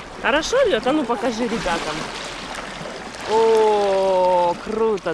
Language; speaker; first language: Russian; native; Russian